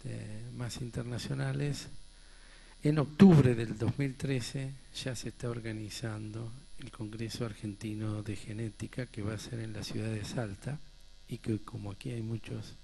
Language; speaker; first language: Spanish; native; Spanish